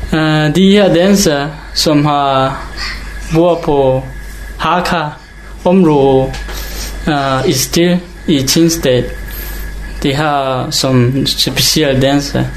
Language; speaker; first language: Danish; non-native, learner; Hakha Chin